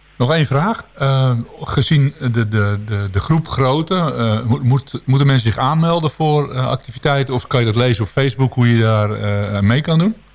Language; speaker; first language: Dutch; native; Dutch